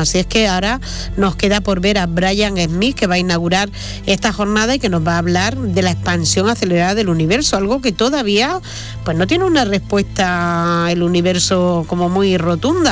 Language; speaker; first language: Spanish; native; Spanish